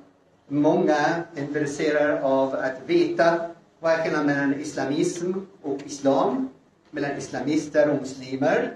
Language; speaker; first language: Swedish; non-native, fluent; Arabic